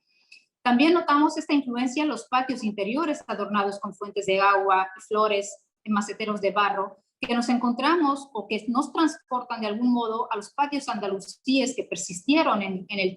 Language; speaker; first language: Spanish; non-native, fluent; Arabic